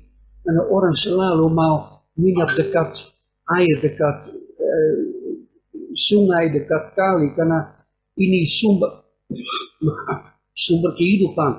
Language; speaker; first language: Indonesian; non-native, fluent; Dutch